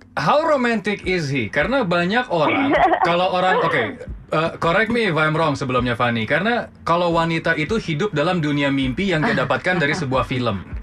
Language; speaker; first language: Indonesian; native; Indonesian